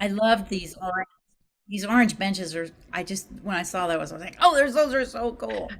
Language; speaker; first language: English; native; English